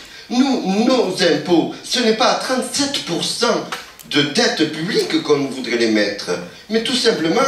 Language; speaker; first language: French; native; French